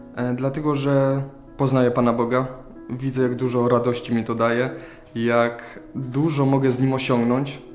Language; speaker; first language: Polish; native; Polish